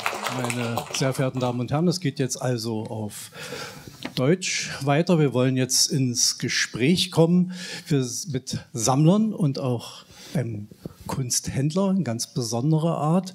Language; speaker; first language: German; native; German